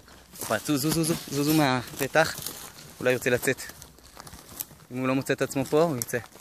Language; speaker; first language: Hebrew; native; Hebrew